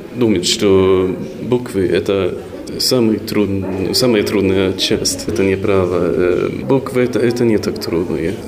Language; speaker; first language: Russian; non-native, learner; Swedish